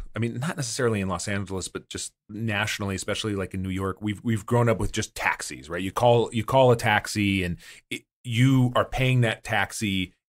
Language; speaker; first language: English; native; English